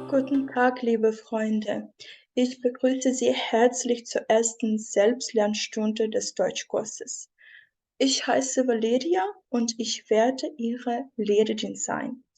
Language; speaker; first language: German; non-native, fluent; Ukrainian